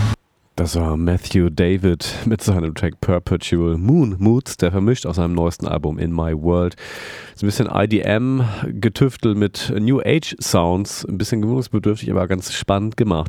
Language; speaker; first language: German; native; German